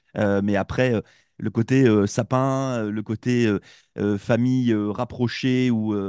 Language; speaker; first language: French; native; French